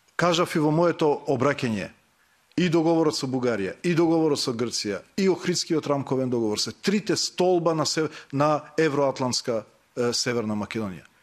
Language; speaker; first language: Macedonian; non-native, local second language; Albanian